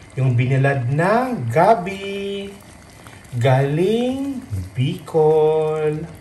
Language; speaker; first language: Filipino; non-native, local second language; Bikol